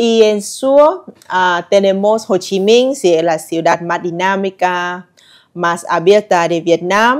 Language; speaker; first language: Spanish; non-native, learner; Vietnamese